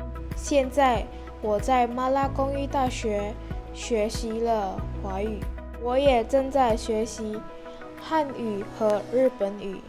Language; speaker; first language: Chinese; non-native, learner; Malay